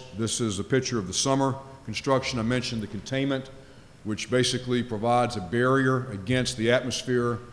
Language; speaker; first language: English; native; English